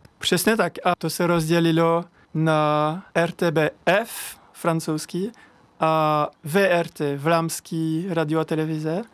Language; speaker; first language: Czech; non-native, fluent; French